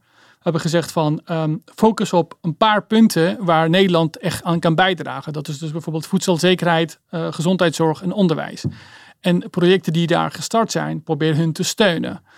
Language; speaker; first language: Dutch; early bilingual, other home language; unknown